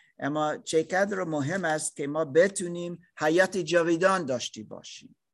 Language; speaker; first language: Persian; non-native, fluent; English